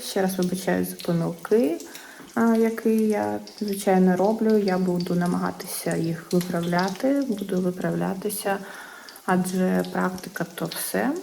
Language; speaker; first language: Ukrainian; non-native, local second language; Russian